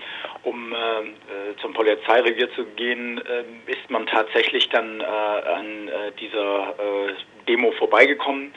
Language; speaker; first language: German; native; German